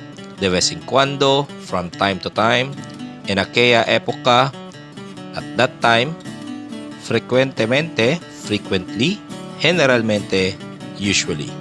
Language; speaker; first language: Spanish; non-native, fluent; Filipino